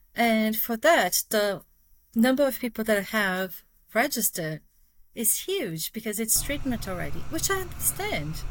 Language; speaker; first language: English; non-native, fluent; Portuguese